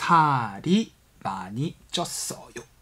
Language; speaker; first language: Korean; non-native, fluent; Chinese